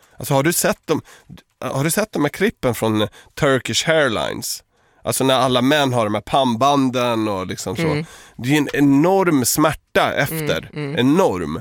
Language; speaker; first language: Swedish; native; Swedish